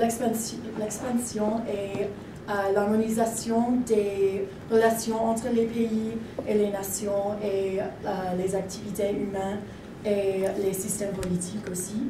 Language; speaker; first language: French; non-native, learner; English